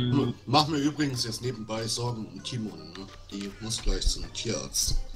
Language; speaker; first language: German; native; German